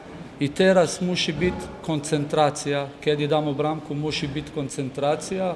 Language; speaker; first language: Polish; non-native, learner; Slovenian